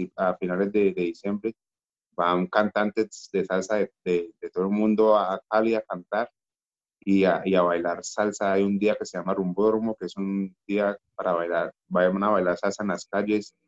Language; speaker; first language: Spanish; native; Spanish